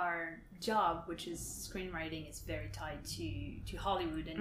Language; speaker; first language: English; non-native, fluent; French